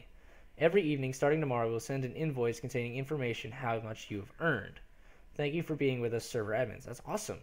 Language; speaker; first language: English; native; English